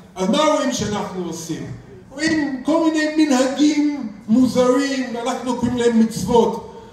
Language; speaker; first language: Hebrew; non-native, fluent; English